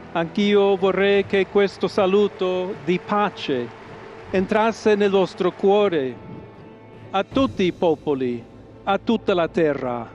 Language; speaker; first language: Italian; non-native, fluent; English